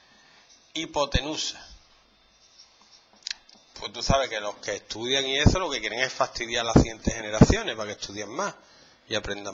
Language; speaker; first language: Spanish; native; Spanish